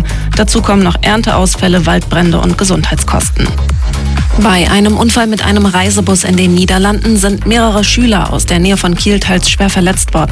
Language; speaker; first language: German; native; German